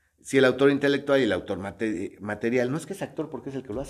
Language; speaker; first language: Spanish; native; Spanish